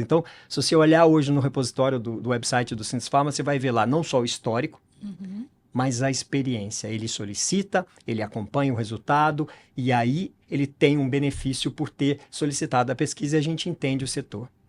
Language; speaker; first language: Portuguese; native; Portuguese